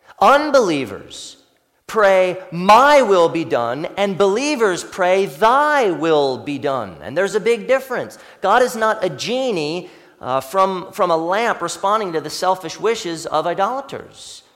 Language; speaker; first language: English; native; English